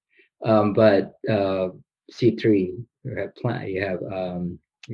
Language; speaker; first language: English; non-native, local second language; Bikol